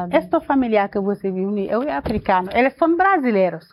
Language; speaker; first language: Portuguese; non-native, learner; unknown